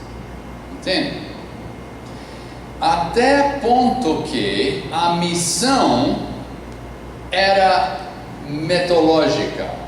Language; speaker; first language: Portuguese; non-native, fluent; English